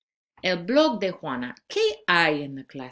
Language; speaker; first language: Spanish; non-native, fluent; English